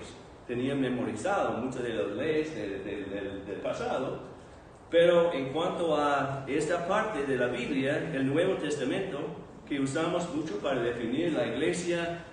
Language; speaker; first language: Spanish; non-native, fluent; English